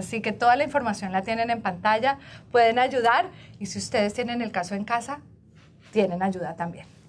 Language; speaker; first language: Spanish; native; Spanish